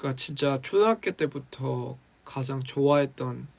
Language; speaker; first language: Korean; early bilingual, other home language; English